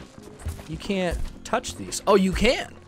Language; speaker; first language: English; native; English